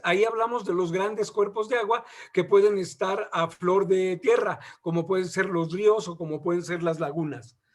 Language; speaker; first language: Spanish; native; Spanish